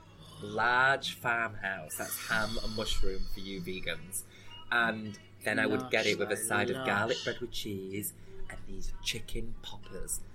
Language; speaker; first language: English; native; English